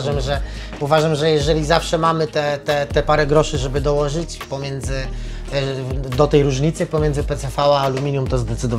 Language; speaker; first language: Polish; native; Polish